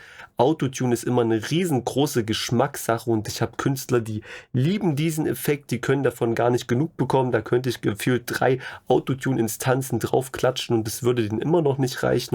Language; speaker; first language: German; native; German